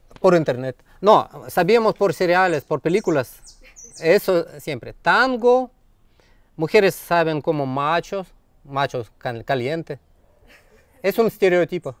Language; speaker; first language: Spanish; non-native, learner; Russian